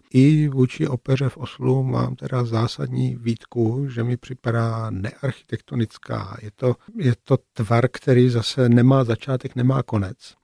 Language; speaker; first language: Czech; native; Czech